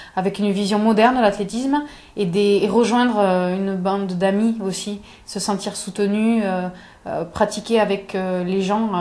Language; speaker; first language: French; native; French